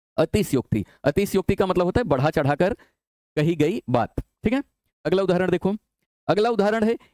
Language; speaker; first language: Hindi; native; Hindi